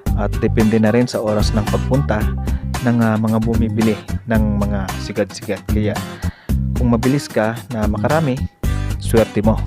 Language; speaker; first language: Filipino; native; Filipino